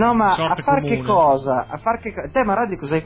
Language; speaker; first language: Italian; native; Italian